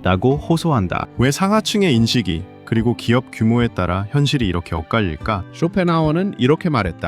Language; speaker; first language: Korean; native; Korean